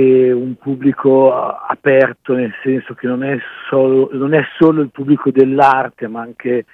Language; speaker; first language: Italian; native; Italian